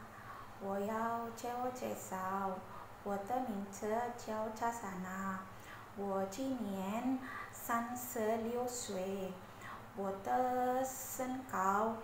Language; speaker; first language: Chinese; non-native, learner; Indonesian